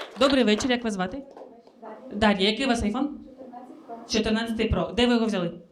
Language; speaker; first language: Ukrainian; non-native, local second language; Russian